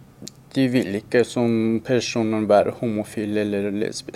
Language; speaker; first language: Norwegian; non-native, learner; Persian